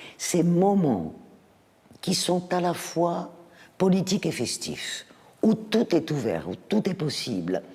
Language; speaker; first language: French; native; French